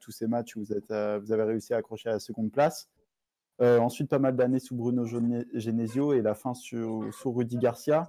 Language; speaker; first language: French; native; French